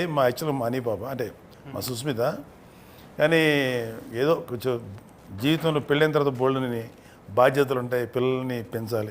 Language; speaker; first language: Telugu; native; Telugu